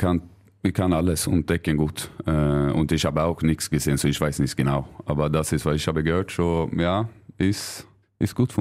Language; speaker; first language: German; non-native, learner; Swedish